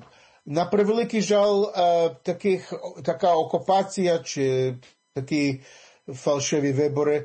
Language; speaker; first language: Ukrainian; early bilingual, heritage; English